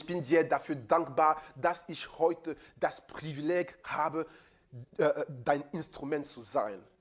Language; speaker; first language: German; non-native, fluent; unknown